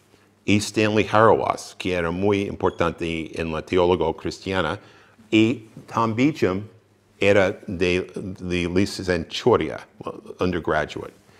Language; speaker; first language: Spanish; non-native, fluent; English